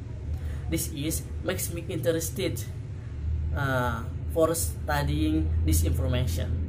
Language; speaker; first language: English; non-native, learner; Indonesian